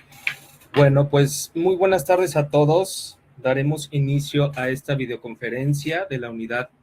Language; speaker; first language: Spanish; native; Spanish